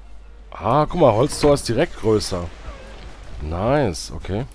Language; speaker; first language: German; native; German